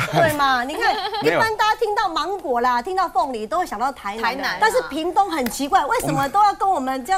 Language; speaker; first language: Chinese; native; Chinese